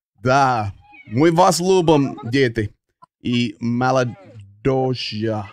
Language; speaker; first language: Russian; non-native, learner; English